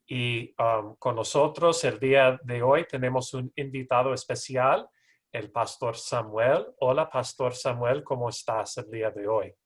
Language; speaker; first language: Spanish; non-native, learner; English